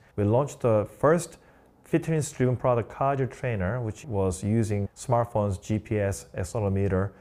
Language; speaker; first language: English; non-native, fluent; Korean